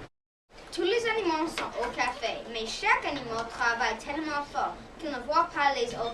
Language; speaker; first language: French; non-native, learner; English